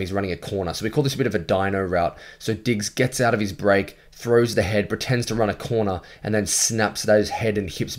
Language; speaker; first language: English; native; English